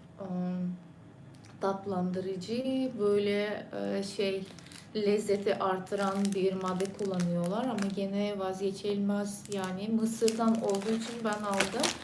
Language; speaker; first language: Turkish; non-native, fluent; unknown